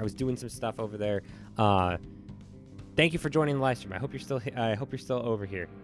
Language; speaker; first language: English; native; English